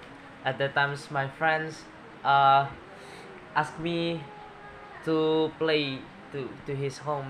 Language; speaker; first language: English; non-native, learner; Indonesian